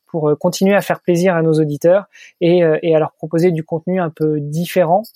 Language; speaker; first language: French; native; French